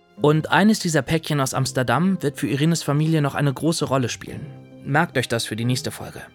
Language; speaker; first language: German; native; German